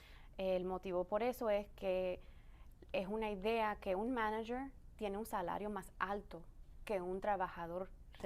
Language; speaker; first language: Spanish; early bilingual, other home language; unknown